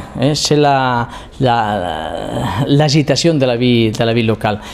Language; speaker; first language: French; non-native, fluent; Spanish